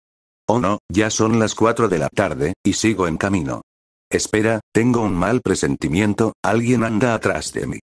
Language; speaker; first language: Spanish; native; Spanish